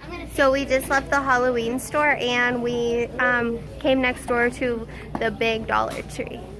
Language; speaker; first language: English; native; English